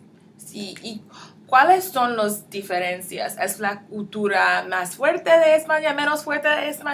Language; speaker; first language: Spanish; non-native, learner; English